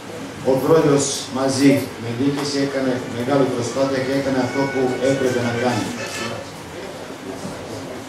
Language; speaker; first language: Greek; non-native, fluent; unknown